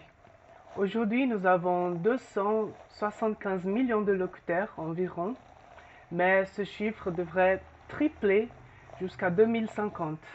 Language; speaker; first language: French; non-native, fluent; Portuguese